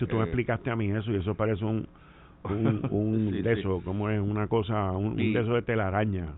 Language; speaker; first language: Spanish; native; Spanish